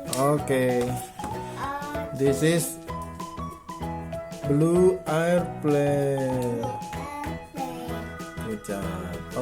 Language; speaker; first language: English; non-native, learner; Indonesian